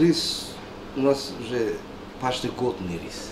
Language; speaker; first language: Russian; non-native, local second language; Uzbek